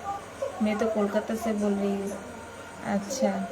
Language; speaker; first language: Hindi; non-native, local second language; Bangla